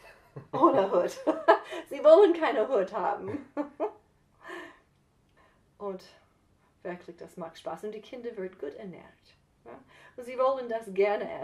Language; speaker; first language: German; non-native, fluent; English